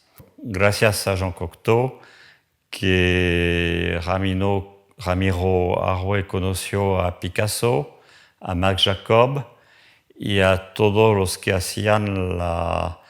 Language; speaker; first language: Spanish; non-native, fluent; French